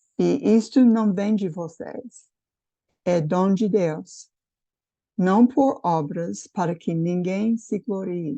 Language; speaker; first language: Portuguese; non-native, fluent; English